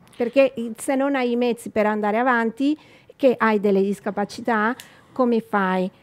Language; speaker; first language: Italian; non-native, fluent; Spanish